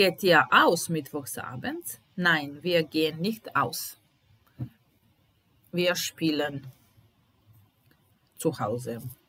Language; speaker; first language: German; non-native, fluent; Italian